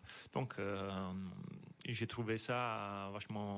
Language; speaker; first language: French; non-native, fluent; Italian